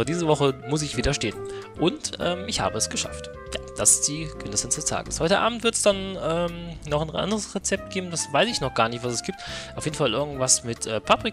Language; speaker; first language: German; native; German